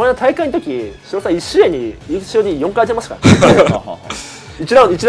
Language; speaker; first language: Japanese; native; Japanese